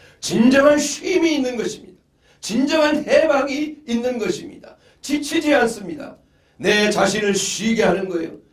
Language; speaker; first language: Korean; native; Korean